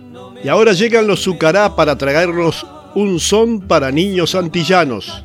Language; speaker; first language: Spanish; native; Spanish